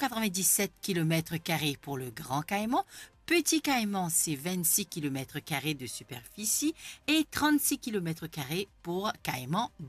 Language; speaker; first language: French; non-native, local second language; Morisyen